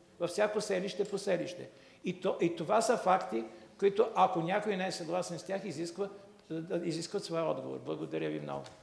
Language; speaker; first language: Bulgarian; native; Bulgarian